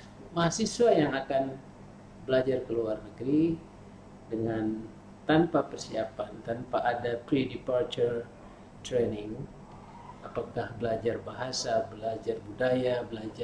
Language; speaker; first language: Indonesian; native; Indonesian